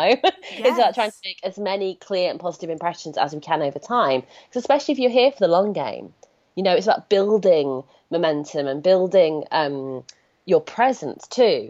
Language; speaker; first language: English; native; English